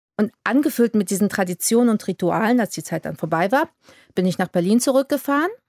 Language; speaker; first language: German; early bilingual, other home language; Polish